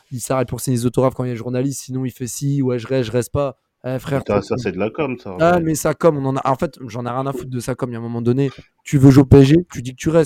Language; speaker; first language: French; native; French